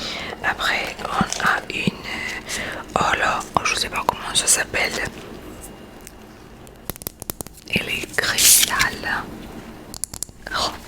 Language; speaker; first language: French; non-native, learner; Spanish